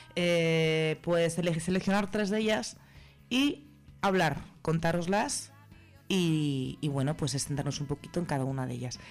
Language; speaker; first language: Spanish; native; Spanish